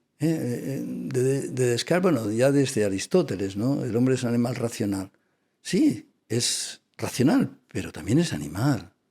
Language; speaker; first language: Spanish; non-native, local second language; Catalan